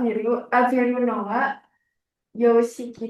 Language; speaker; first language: Japanese; non-native, learner; Indonesian